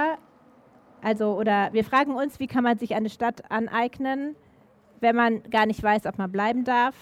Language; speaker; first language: German; native; German